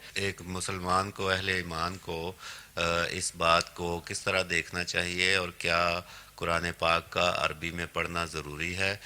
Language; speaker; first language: Urdu; native; Urdu